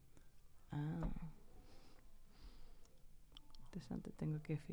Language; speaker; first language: Spanish; early bilingual, heritage; English